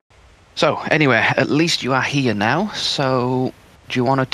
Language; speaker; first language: English; native; English